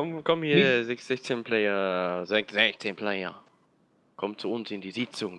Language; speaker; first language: German; native; German